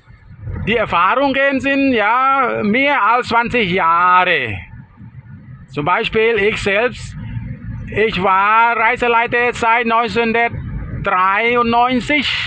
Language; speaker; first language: German; non-native, fluent; Thai